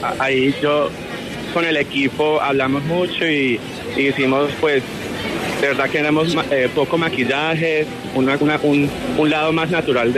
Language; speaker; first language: Spanish; early bilingual, heritage; Spanish